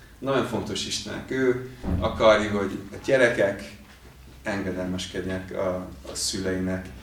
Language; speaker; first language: Hungarian; non-native, fluent; English